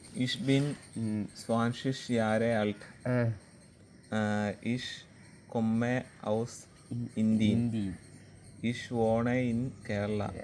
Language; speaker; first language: German; non-native, learner; Malayalam